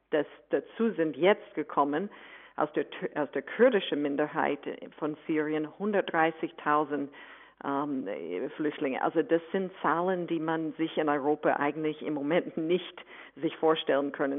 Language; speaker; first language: German; non-native, fluent; English